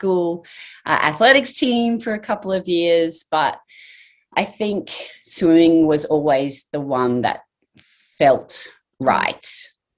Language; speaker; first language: English; native; English